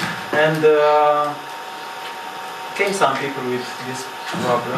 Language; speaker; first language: English; non-native, learner; Romanian